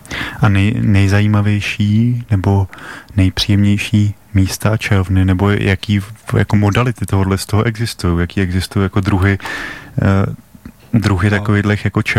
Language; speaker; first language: Czech; native; Czech